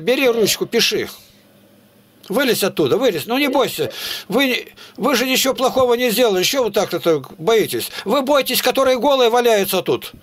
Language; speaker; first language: Russian; native; Russian